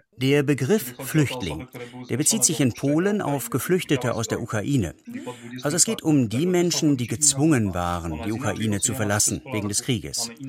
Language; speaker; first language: German; early bilingual, other home language; Polish